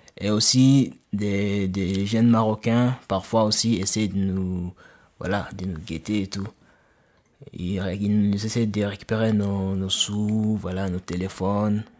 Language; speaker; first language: French; non-native, local second language; Soninke